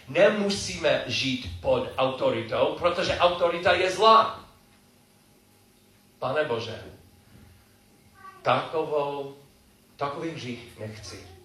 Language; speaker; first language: Czech; non-native, fluent; English